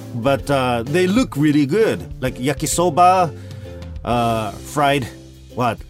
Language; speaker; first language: English; early bilingual, other home language; Japanese